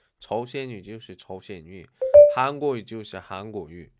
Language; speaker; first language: Chinese; non-native, learner; Korean